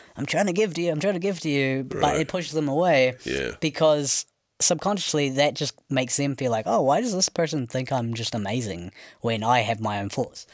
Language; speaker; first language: English; native; English